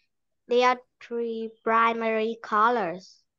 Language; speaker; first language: English; non-native, learner; Vietnamese